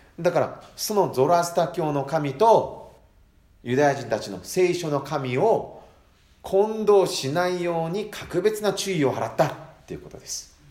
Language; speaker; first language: Japanese; non-native, fluent; Korean